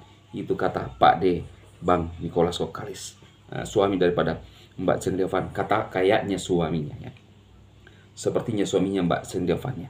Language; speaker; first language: Indonesian; native; Indonesian